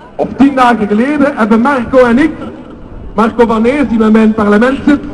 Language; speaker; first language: Dutch; non-native, local second language; French